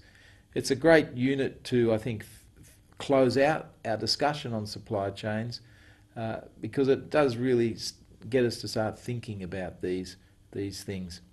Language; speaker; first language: English; native; English